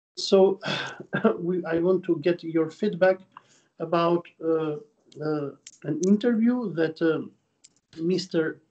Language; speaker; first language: English; non-native, fluent; Albanian